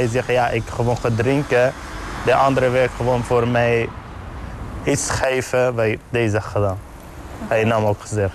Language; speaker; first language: Dutch; non-native, learner; Arabic